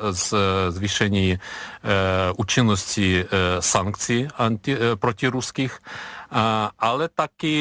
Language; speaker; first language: Czech; non-native, fluent; Ukrainian